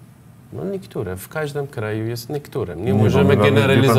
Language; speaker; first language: Polish; non-native, learner; Persian